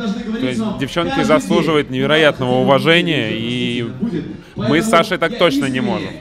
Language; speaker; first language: Russian; native; Russian